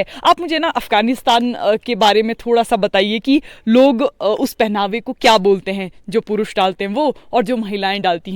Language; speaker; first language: Hindi; native; Hindi